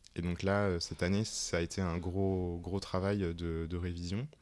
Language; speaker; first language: French; native; French